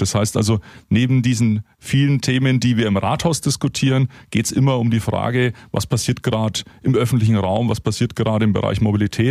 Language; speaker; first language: German; native; German